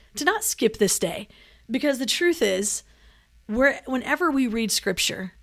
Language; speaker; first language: English; native; English